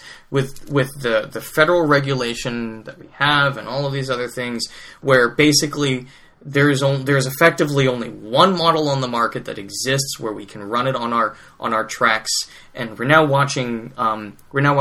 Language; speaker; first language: English; native; English